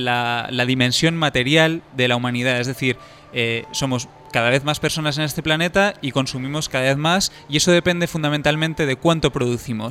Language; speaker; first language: Spanish; native; Spanish